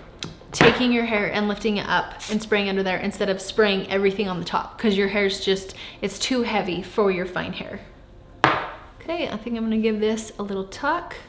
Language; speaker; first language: English; native; English